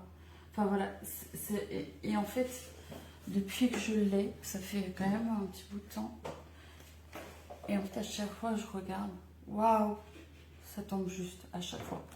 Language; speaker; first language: French; native; French